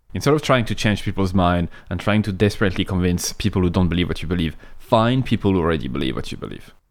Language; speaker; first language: English; non-native, fluent; French